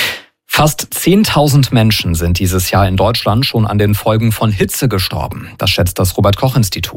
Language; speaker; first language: German; native; German